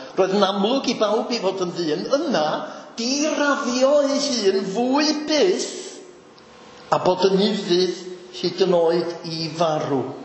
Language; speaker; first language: Welsh; native; Welsh